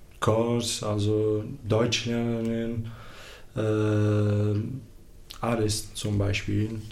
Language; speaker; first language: German; non-native, learner; Arabic